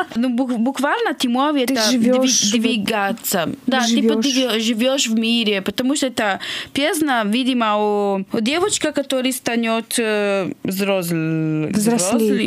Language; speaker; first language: Russian; non-native, fluent; Italian